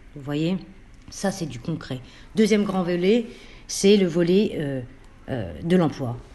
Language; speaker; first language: French; native; French